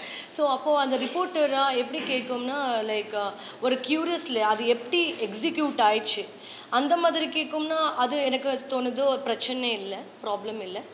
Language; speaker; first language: Tamil; non-native, learner; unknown